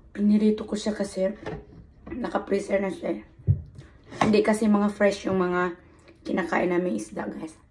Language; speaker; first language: Filipino; non-native, local second language; Cebuano